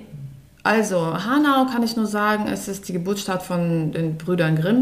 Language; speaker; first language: German; early bilingual, other home language; Russian